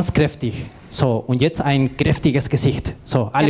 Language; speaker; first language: German; non-native, fluent; Spanish